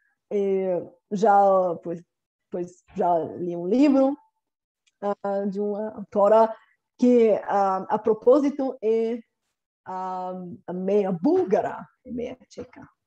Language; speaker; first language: Portuguese; non-native, fluent; Bulgarian